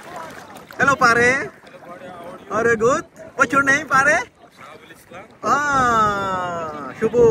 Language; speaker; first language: English; non-native, learner; Filipino